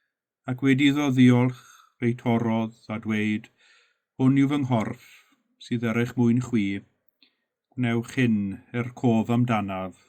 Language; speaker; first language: Welsh; native; Welsh